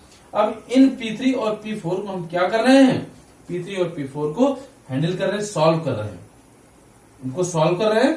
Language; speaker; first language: Hindi; native; Hindi